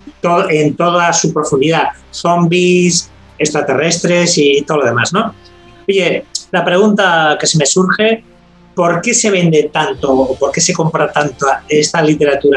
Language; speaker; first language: Spanish; native; Spanish